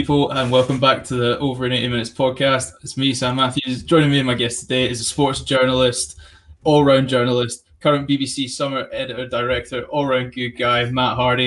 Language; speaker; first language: English; native; English